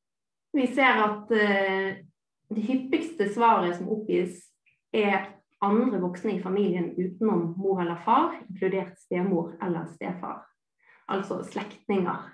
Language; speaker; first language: Norwegian; native; Norwegian